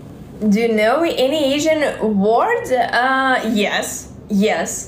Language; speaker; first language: English; non-native, learner; Russian